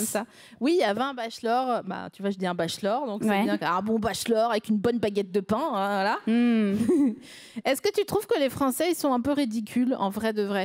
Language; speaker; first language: French; native; French